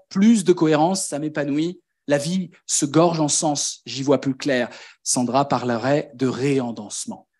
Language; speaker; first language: French; native; French